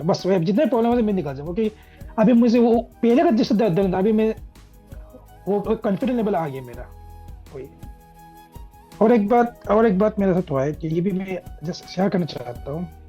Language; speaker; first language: Hindi; non-native, local second language; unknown